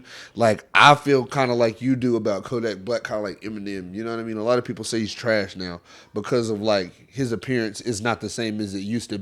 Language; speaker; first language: English; native; English